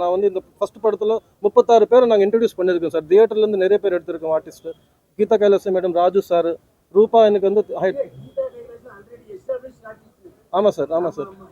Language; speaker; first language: Tamil; non-native, fluent; Telugu